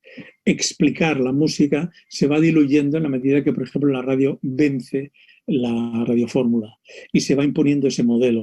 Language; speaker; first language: Spanish; native; Spanish